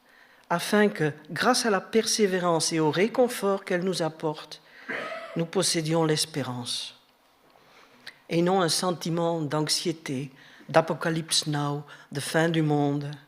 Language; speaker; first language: French; native; French